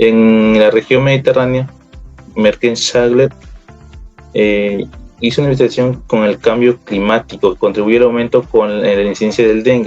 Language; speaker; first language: Spanish; native; Spanish